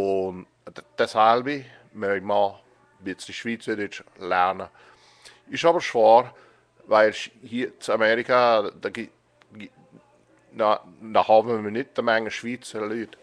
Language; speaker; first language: German; non-native, fluent; English